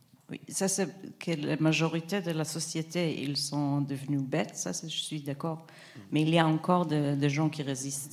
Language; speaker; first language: French; non-native, fluent; Hebrew